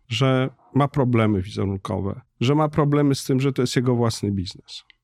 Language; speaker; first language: Polish; native; Polish